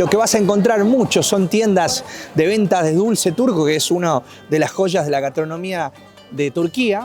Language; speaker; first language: Spanish; native; Spanish